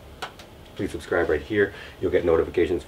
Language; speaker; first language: English; native; English